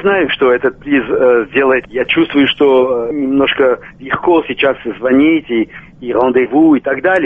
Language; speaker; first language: Russian; non-native, local second language; Armenian